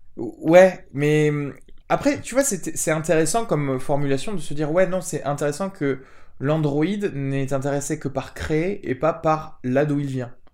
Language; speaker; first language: French; native; French